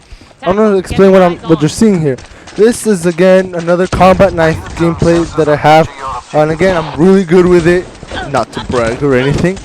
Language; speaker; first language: English; native; English